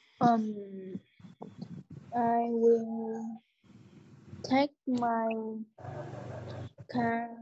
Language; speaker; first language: English; non-native, learner; Vietnamese